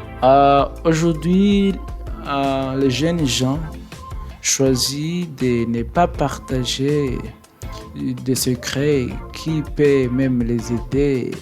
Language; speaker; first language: French; non-native, learner; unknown